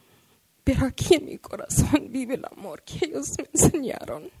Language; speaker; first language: Spanish; early bilingual, heritage; Spanish